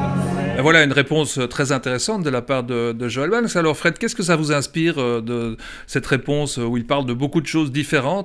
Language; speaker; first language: French; native; French